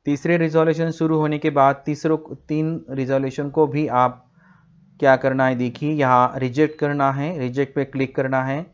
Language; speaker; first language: Hindi; non-native, local second language; Marathi